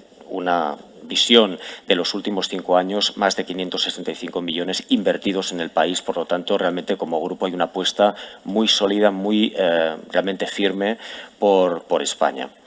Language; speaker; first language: Spanish; native; Spanish